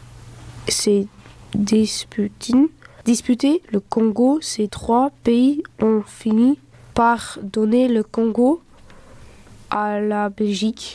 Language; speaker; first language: French; early bilingual, other home language; Dutch